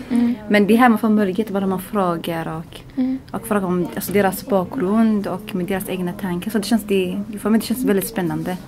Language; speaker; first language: Swedish; non-native, learner; Arabic